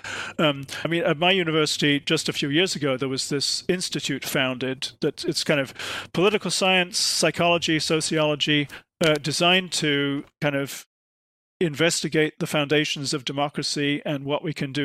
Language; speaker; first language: English; native; English